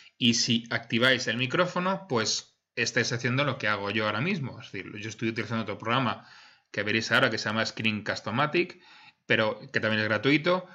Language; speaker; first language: Spanish; native; Spanish